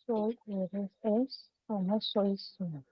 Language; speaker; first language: Spanish; non-native, learner; Hindi